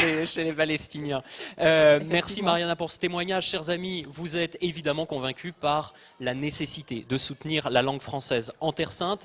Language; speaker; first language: French; native; French